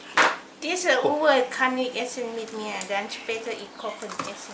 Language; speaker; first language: German; non-native, learner; Thai